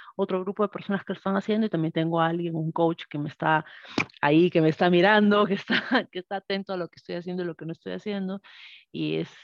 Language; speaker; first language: Spanish; native; Spanish